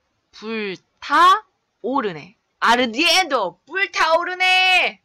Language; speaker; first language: Korean; native; Korean